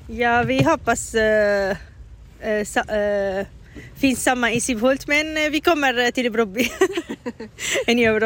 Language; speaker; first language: Swedish; non-native, learner; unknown